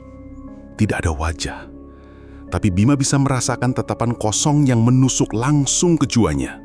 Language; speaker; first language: Indonesian; native; Indonesian